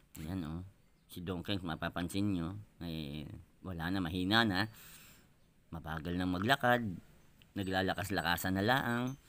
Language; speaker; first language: Filipino; native; Filipino